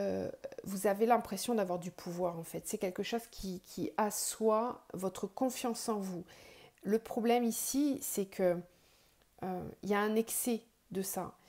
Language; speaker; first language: French; native; French